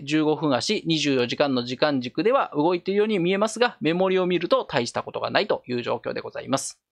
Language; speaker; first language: Japanese; native; Japanese